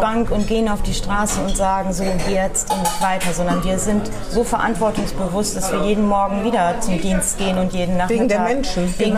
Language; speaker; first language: German; native; German